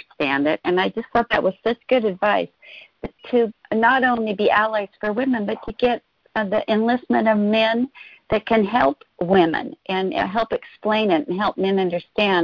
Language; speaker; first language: English; native; English